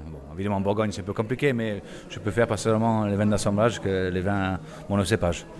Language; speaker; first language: French; non-native, fluent; English